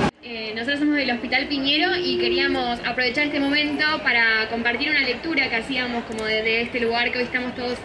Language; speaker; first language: Spanish; native; Spanish